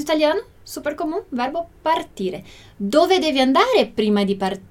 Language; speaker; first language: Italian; non-native, fluent; Portuguese